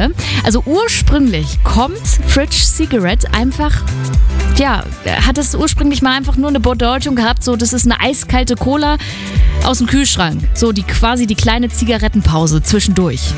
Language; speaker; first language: German; native; German